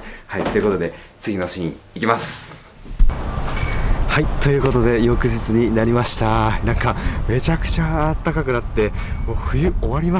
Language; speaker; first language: Japanese; native; Japanese